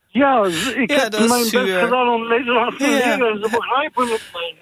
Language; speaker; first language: Dutch; non-native, fluent; Turkish